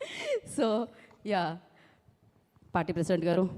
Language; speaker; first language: Telugu; native; Telugu